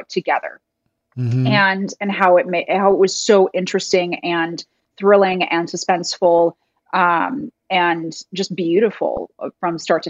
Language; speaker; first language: English; native; English